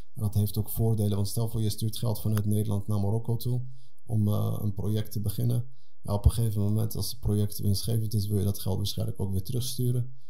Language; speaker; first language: Dutch; early bilingual, other home language; Arabic